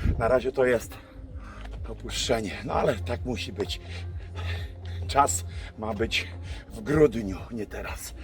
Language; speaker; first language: Polish; native; Polish